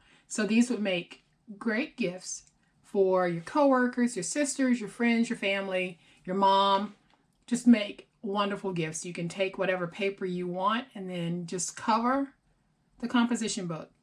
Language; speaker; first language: English; native; English